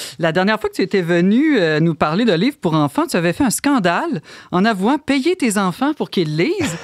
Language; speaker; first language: French; native; French